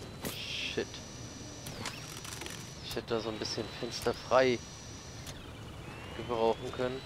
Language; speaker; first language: German; native; German